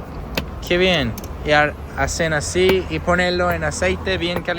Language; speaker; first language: Spanish; non-native, learner; English